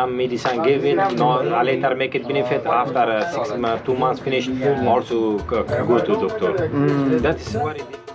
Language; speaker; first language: English; non-native, learner; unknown